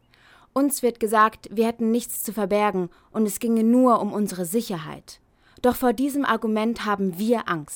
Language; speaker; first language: German; native; German